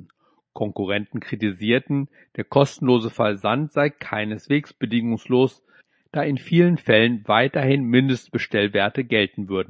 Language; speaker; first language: German; native; German